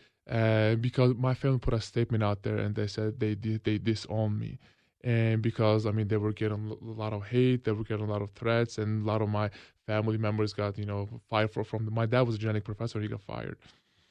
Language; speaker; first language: English; non-native, fluent; Turkish